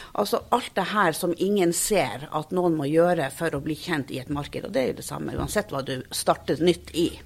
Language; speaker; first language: Norwegian; native; Norwegian